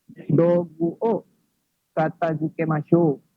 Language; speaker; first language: Japanese; non-native, learner; Indonesian